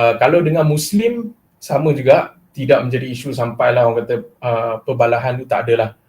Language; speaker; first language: Malay; non-native, local second language; Chinese